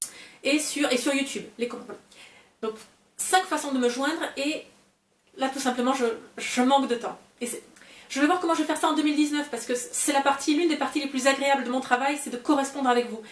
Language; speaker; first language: French; native; French